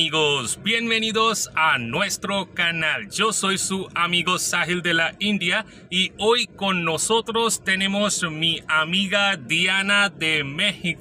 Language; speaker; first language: Spanish; non-native, learner; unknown